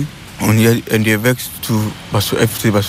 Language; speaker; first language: German; non-native, learner; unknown